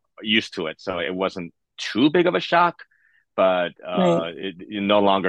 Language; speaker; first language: English; native; English